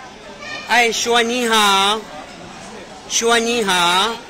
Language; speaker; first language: Chinese; non-native, learner; Pashto